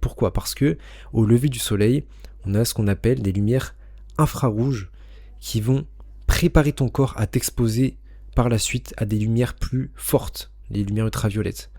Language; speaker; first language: French; native; French